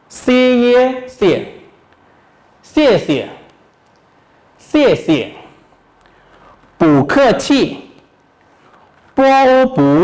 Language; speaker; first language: Chinese; non-native, fluent; Khmer